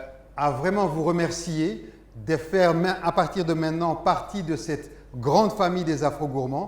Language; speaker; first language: French; native; French